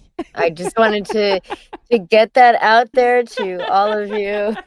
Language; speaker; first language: English; native; English